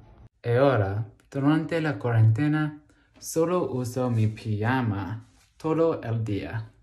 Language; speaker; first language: Spanish; non-native, learner; English